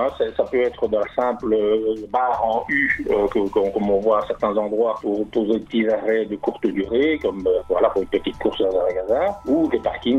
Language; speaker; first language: French; native; French